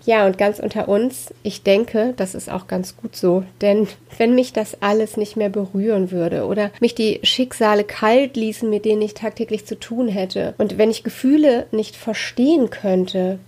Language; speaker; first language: German; native; German